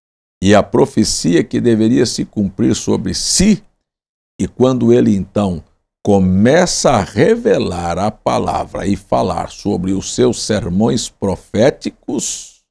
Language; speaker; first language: Portuguese; native; Portuguese